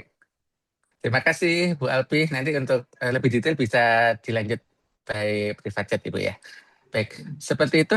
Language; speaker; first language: Indonesian; native; Indonesian